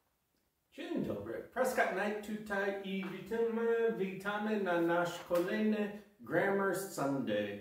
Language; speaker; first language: Polish; non-native, fluent; English